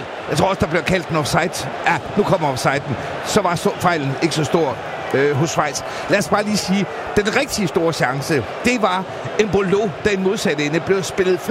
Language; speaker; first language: Danish; native; Danish